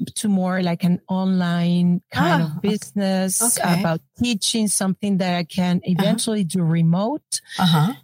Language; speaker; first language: English; non-native, fluent; Spanish